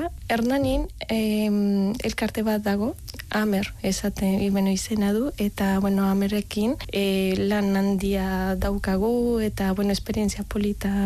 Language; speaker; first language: Basque; non-native, learner; Spanish